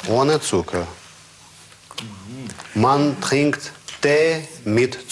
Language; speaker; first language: German; non-native, fluent; Russian